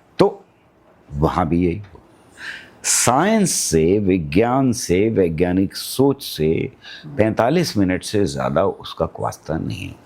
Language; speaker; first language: Hindi; native; Hindi